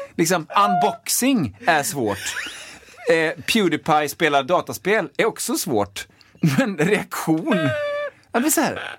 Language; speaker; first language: Swedish; native; Swedish